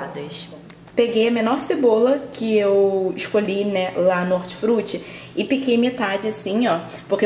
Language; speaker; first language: Portuguese; native; Portuguese